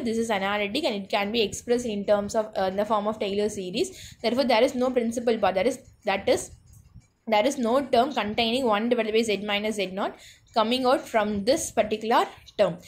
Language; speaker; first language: English; non-native, local second language; Tamil